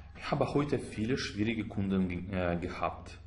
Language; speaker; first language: German; non-native, fluent; Russian